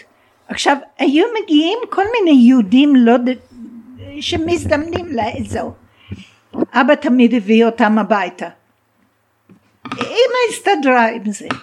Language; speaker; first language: Hebrew; non-native, fluent; English